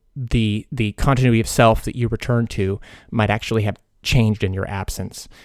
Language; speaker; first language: English; early bilingual, other home language; Hungarian